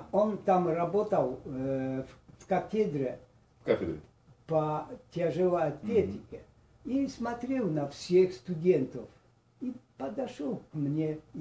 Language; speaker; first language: Russian; non-native, learner; Polish